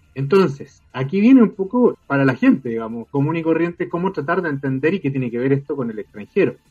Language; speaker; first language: Spanish; native; Spanish